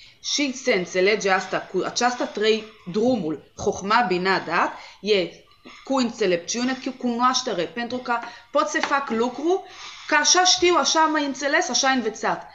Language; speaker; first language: Romanian; non-native, learner; Hebrew